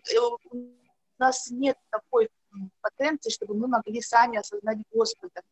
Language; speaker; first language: Russian; native; Russian